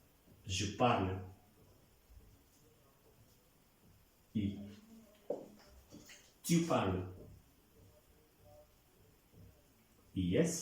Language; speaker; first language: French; non-native, fluent; Hindi